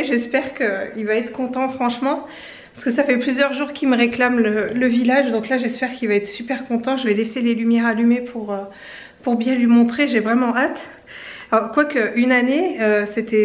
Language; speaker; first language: French; native; French